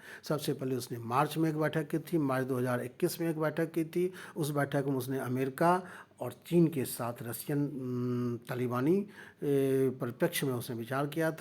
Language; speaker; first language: Hindi; native; Hindi